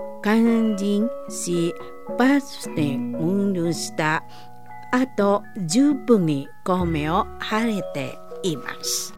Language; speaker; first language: Japanese; non-native, learner; Indonesian